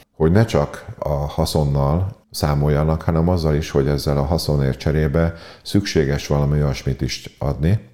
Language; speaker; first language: Hungarian; native; Hungarian